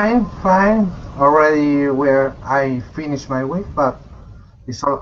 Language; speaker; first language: English; non-native, learner; Spanish